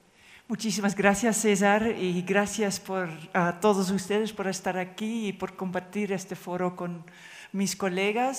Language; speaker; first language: Spanish; non-native, fluent; Dutch